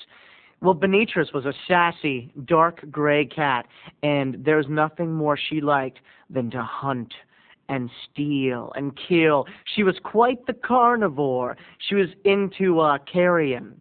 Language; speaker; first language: English; native; English